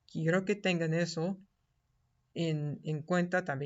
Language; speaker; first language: Spanish; non-native, fluent; English